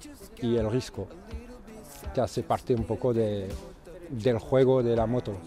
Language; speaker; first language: Spanish; non-native, fluent; French